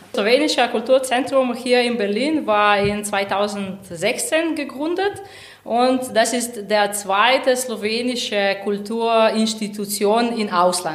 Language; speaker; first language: German; non-native, fluent; Slovenian